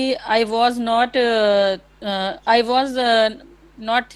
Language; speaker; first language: English; non-native, learner; Hindi